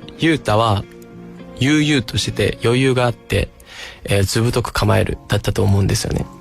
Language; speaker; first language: Japanese; native; Japanese